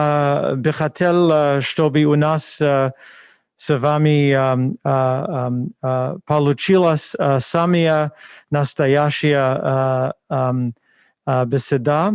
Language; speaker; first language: Russian; non-native, fluent; English